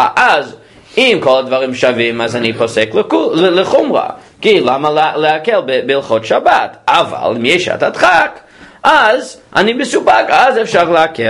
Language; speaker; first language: Hebrew; non-native, fluent; English